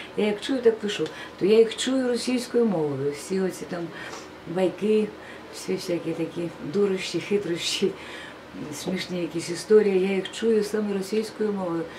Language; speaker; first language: Ukrainian; non-native, local second language; Russian